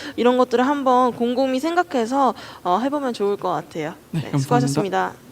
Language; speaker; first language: Korean; native; Korean